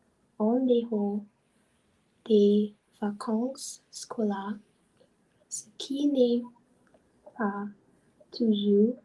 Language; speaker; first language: French; non-native, learner; English